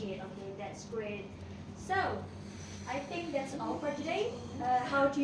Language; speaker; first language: English; non-native, fluent; Indonesian